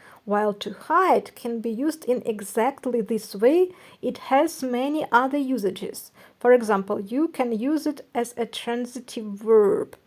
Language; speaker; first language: English; non-native, fluent; Ukrainian